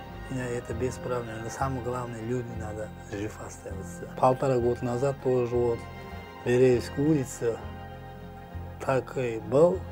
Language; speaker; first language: Russian; non-native, learner; Uzbek